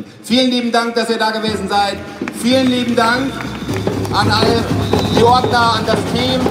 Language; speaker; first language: German; native; German